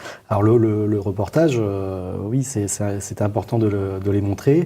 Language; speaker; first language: French; native; French